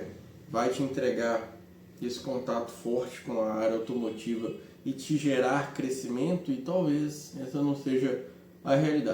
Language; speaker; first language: Portuguese; native; Portuguese